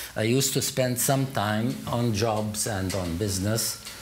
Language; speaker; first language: English; non-native, fluent; Arabic